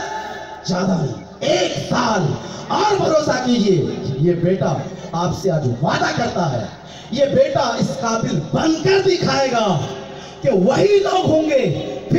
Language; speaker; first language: Hindi; native; Hindi